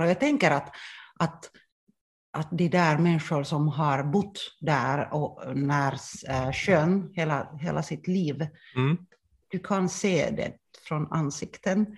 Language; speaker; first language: Swedish; non-native, local second language; Finnish